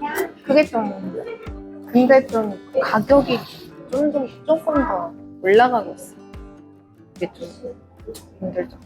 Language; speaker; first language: Korean; non-native, fluent; Mongolian